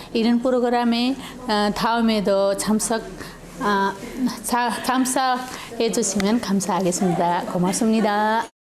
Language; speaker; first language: Korean; non-native, learner; Nepali